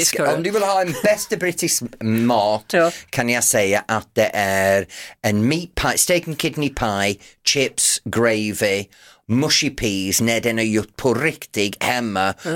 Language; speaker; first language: Swedish; non-native, fluent; English